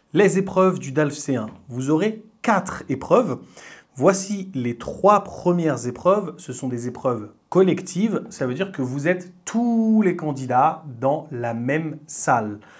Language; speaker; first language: French; native; French